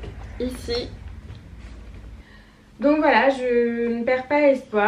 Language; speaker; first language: French; native; French